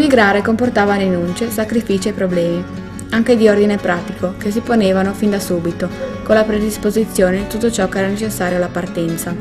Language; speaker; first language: Italian; native; Italian